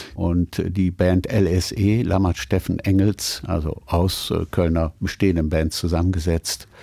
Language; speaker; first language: German; native; German